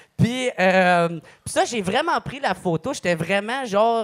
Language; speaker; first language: French; native; French